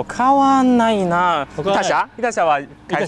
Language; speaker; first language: Japanese; non-native, learner; Chinese